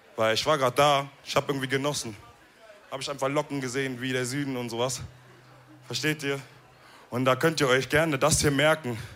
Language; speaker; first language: German; early bilingual, other home language; Wolof